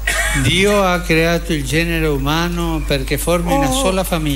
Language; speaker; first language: Italian; early bilingual, heritage; Spanish